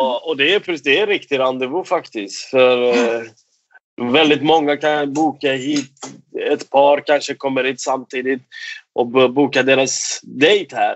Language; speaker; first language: Swedish; non-native, fluent; Persian